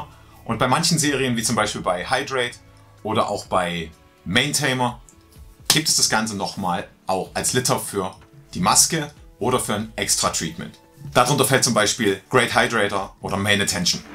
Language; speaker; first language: German; native; German